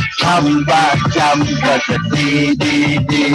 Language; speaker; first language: Thai; native; Thai